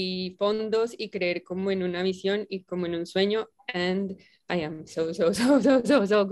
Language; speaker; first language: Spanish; early bilingual, heritage; Spanish